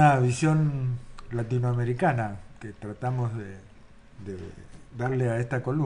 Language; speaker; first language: Spanish; native; Spanish